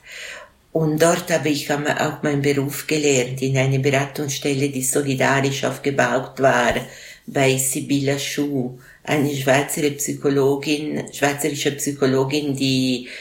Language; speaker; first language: German; non-native, local second language; Italian